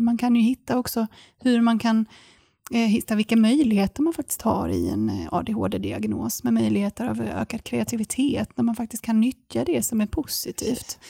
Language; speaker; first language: Swedish; native; Swedish